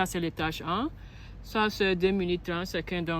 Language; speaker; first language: French; non-native, learner; Akan